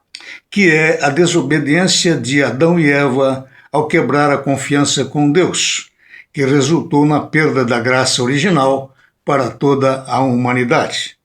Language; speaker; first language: Portuguese; native; Portuguese